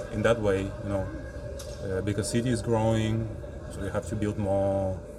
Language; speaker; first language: English; non-native, fluent; Russian